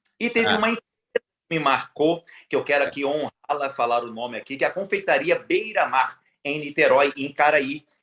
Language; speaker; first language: Portuguese; native; Portuguese